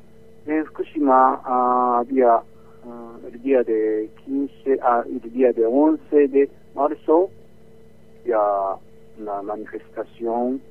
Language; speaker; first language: Spanish; non-native, learner; Japanese